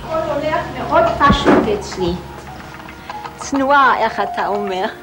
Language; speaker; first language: Hebrew; non-native, fluent; German